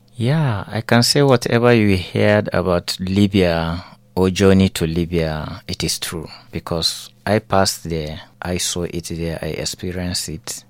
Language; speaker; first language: English; non-native, local second language; Hausa